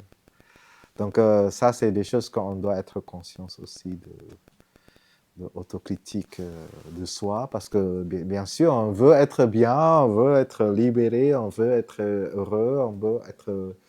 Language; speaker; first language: French; non-native, fluent; Vietnamese